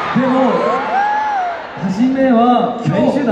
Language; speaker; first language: Japanese; non-native, learner; Korean